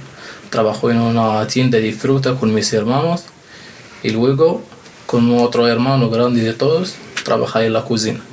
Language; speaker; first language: Spanish; non-native, learner; Arabic